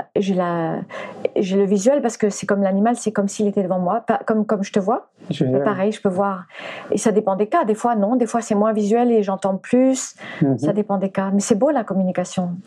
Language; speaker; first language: French; early bilingual, other home language; English